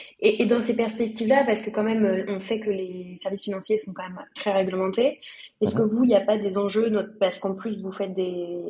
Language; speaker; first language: French; native; French